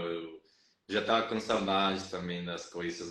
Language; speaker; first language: Portuguese; non-native, fluent; Spanish